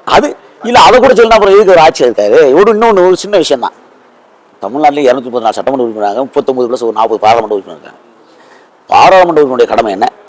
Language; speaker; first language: Tamil; native; Tamil